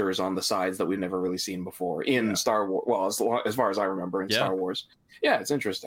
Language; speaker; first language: English; native; English